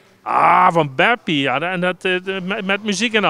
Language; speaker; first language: Dutch; native; Dutch